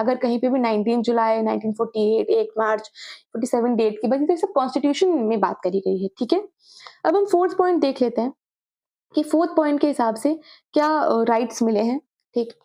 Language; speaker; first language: Hindi; native; Hindi